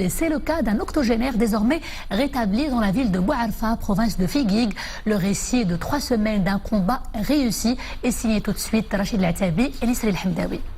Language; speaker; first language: French; non-native, local second language; Arabic